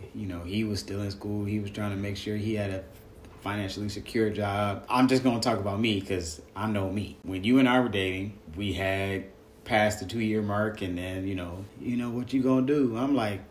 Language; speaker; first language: English; native; English